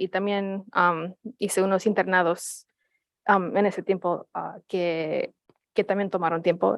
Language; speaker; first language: Spanish; early bilingual, heritage; Spanish